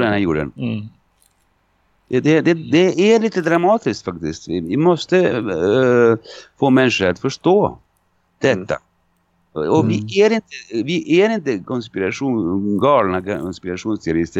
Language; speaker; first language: Swedish; non-native, fluent; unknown